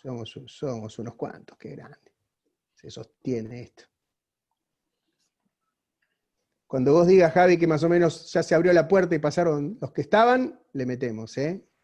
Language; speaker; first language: Spanish; native; Spanish